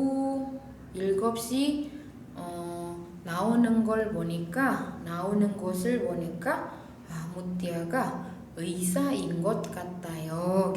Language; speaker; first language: Korean; non-native, fluent; Indonesian